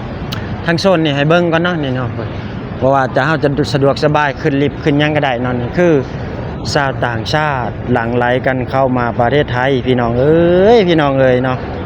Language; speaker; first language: Thai; non-native, local second language; Lao